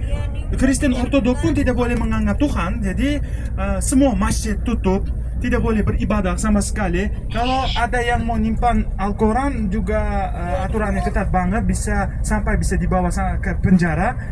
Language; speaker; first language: Indonesian; non-native, fluent; Uzbek